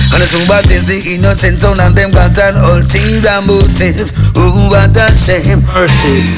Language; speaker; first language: English; native; English